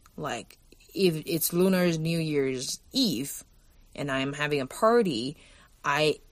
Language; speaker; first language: English; non-native, fluent; Chinese